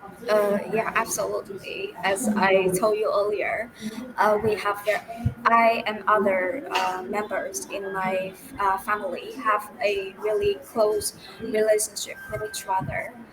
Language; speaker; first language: English; non-native, fluent; Vietnamese